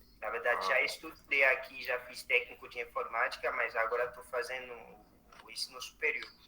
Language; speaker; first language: Portuguese; non-native, fluent; Haitian Creole